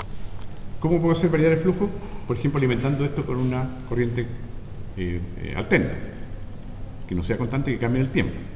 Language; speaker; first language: Spanish; native; Spanish